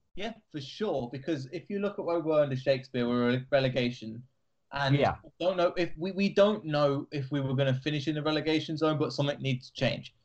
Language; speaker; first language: English; native; English